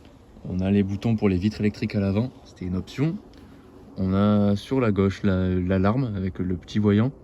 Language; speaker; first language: French; native; French